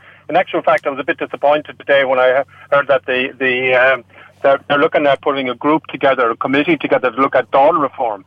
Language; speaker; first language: English; non-native, local second language; Irish